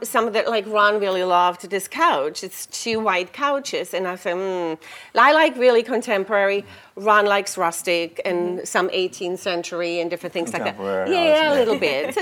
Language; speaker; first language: English; non-native, fluent; German